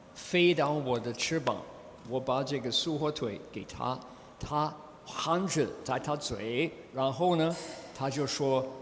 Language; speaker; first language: Chinese; non-native, fluent; English